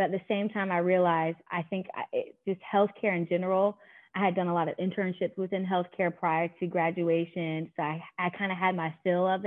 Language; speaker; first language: English; native; English